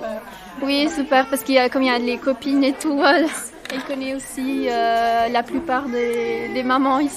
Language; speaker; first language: French; early bilingual, other home language; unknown